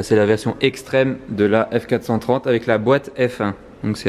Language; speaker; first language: French; native; French